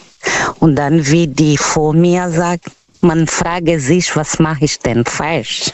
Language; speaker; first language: German; non-native, learner; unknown